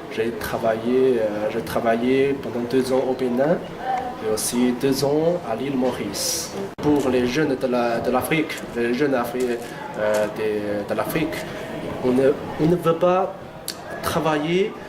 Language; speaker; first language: French; non-native, fluent; Chinese